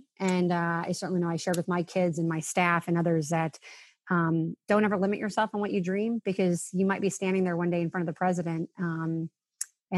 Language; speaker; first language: English; native; English